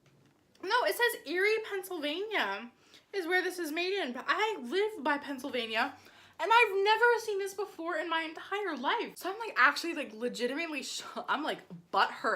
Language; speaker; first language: English; native; English